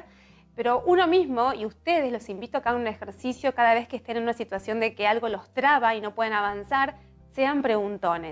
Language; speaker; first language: Spanish; native; Spanish